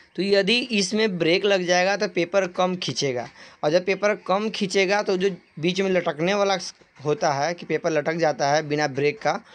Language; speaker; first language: Hindi; native; Hindi